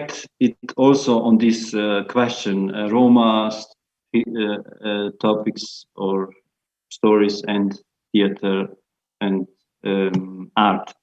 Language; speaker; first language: English; non-native, fluent; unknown